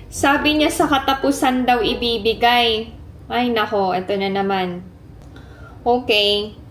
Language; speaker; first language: Filipino; native; Filipino